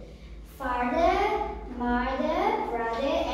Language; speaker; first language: English; non-native, learner; Vietnamese